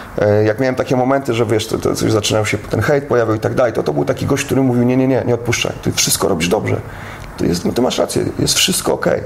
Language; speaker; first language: Polish; native; Polish